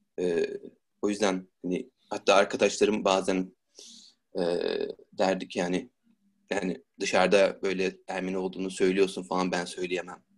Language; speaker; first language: Turkish; native; Turkish